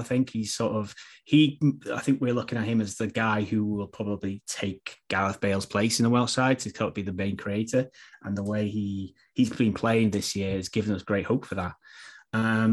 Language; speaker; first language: English; native; English